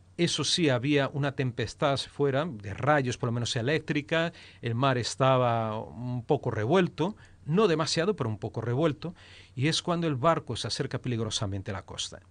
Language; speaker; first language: Spanish; early bilingual, heritage; Spanish